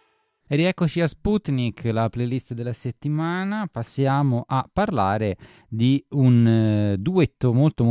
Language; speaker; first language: Italian; native; Italian